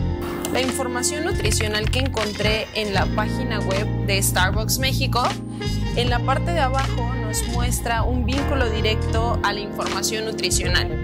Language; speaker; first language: Spanish; native; Spanish